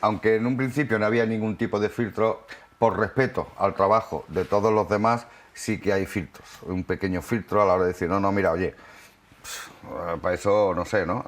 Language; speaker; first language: Spanish; native; Spanish